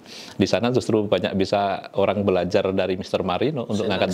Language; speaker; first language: Indonesian; native; Indonesian